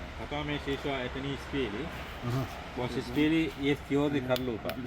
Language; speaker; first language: Russian; non-native, learner; Sinhala